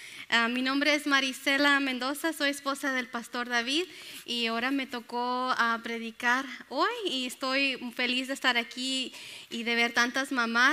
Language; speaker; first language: Spanish; early bilingual, other home language; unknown